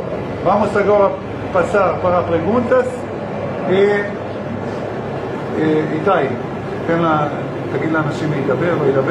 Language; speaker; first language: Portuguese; non-native, learner; Hebrew